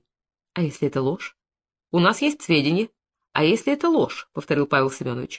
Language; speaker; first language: Russian; native; Russian